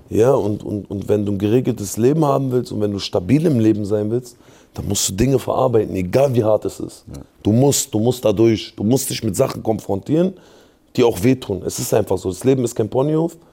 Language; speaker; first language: German; native; German